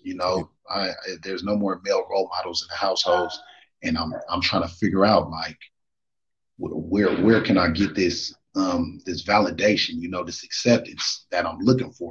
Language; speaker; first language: English; native; English